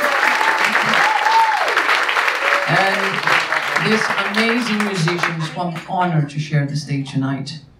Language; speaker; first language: English; non-native, fluent; Portuguese